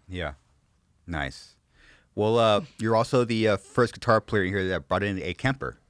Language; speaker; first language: English; native; English